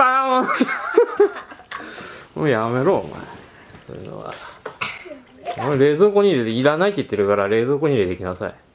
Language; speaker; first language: Japanese; native; Japanese